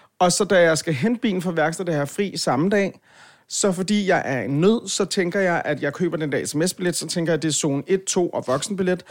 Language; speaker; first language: Danish; native; Danish